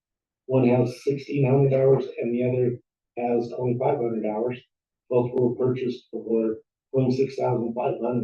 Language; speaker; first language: English; native; English